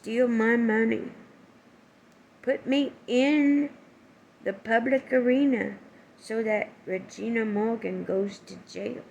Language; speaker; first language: English; native; English